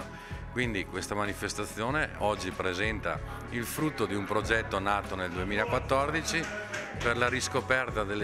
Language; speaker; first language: Italian; native; Italian